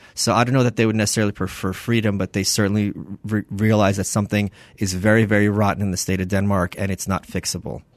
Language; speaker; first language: English; early bilingual, other home language; Russian